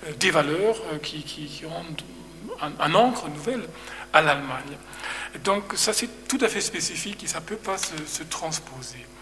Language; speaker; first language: French; non-native, fluent; German